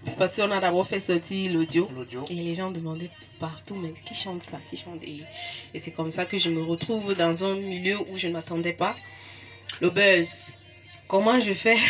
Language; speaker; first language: French; non-native, local second language; English